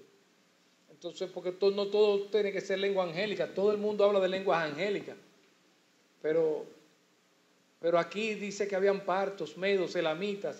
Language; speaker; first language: Spanish; native; Spanish